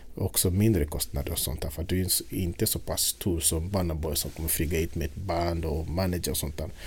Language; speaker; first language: Swedish; non-native, fluent; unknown